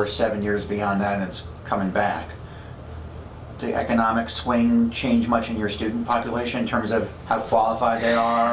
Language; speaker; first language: English; native; English